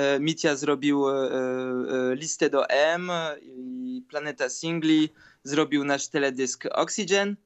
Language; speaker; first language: Polish; early bilingual, heritage; Polish